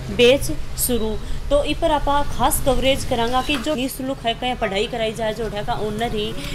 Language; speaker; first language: Hindi; native; Hindi